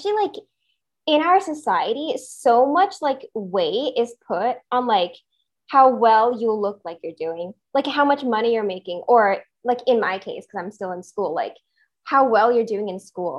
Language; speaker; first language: English; native; English